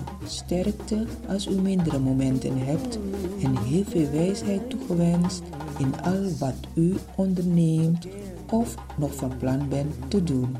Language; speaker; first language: Dutch; native; Dutch